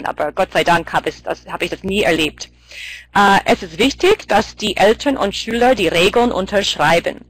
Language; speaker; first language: German; non-native, fluent; English